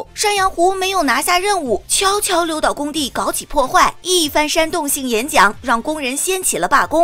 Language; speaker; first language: Chinese; native; Chinese